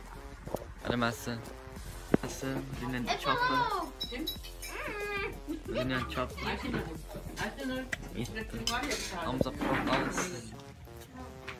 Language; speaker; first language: Dutch; early bilingual, heritage; Turkish